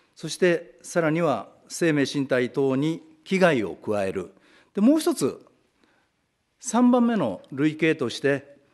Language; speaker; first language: Japanese; native; Japanese